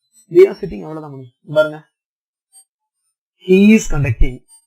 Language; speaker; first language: English; non-native, local second language; Tamil